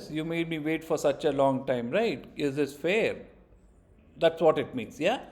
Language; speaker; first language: English; non-native, local second language; Kannada